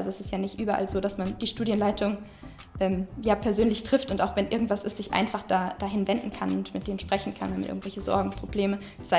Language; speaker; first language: German; native; German